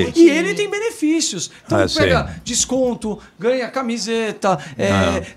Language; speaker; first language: Portuguese; native; Portuguese